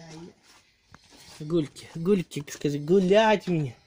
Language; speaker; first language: Russian; native; Russian